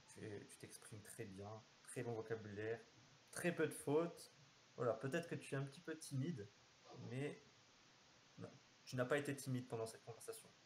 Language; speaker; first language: French; native; French